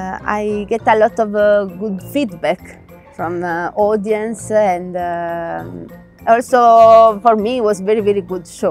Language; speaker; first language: English; non-native, learner; Italian